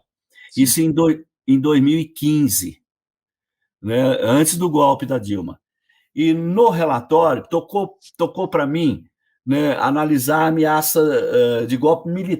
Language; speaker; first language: Portuguese; native; Portuguese